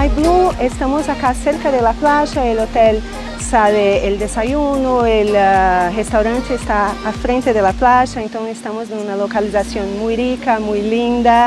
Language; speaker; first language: Spanish; non-native, learner; Portuguese